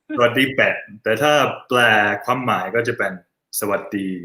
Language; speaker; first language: Thai; non-native, fluent; English